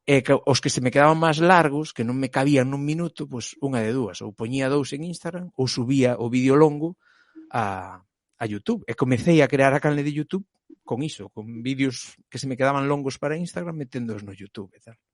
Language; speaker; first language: Galician; non-native, local second language; Spanish